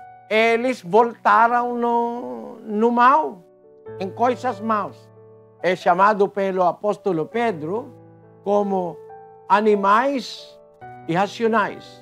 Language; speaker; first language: Portuguese; non-native, fluent; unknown